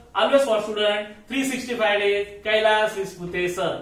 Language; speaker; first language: Hindi; non-native, local second language; Marathi